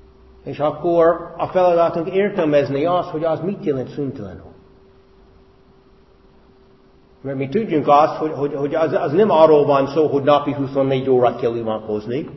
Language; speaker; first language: Hungarian; non-native, fluent; English